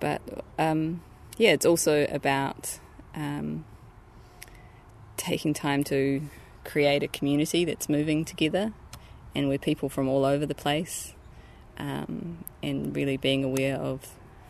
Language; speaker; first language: English; native; English